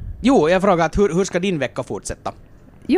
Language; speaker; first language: Swedish; native; Swedish